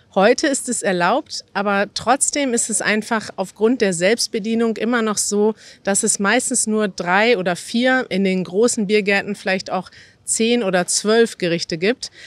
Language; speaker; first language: German; native; German